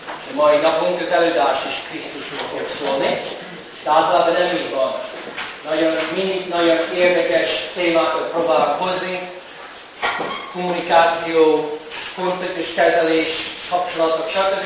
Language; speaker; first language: Hungarian; native; Hungarian